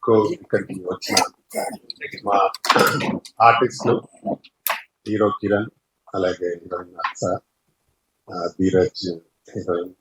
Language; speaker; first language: Telugu; native; Telugu